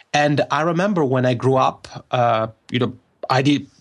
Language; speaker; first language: English; non-native, fluent; Italian